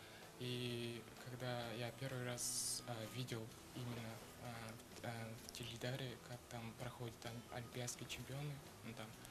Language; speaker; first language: Russian; non-native, local second language; Kazakh